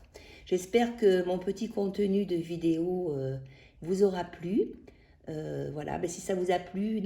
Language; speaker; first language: French; native; French